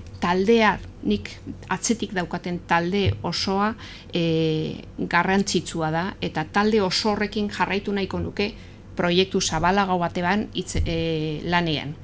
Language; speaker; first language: Basque; non-native, local second language; Spanish